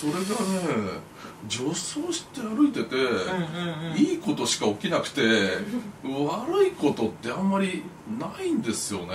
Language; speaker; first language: Japanese; native; Japanese